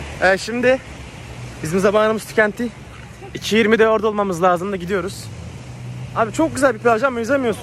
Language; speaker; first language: Turkish; native; Turkish